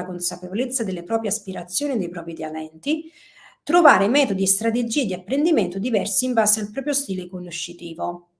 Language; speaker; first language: Italian; native; Italian